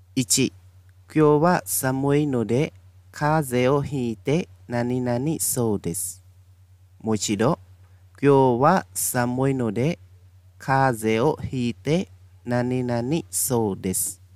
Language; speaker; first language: Japanese; non-native, fluent; Khmer